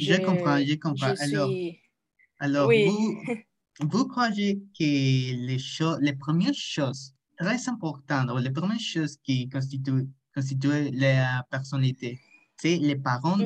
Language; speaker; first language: French; non-native, learner; Spanish